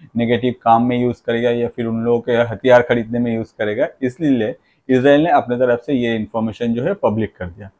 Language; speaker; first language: Hindi; non-native, local second language; Bangla